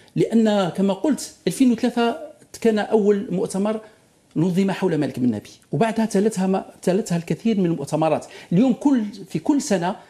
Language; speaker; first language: Arabic; native; Arabic